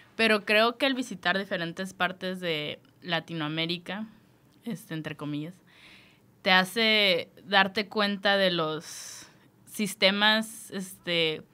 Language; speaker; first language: Spanish; native; Spanish